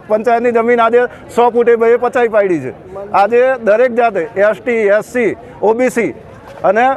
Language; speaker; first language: Gujarati; native; Gujarati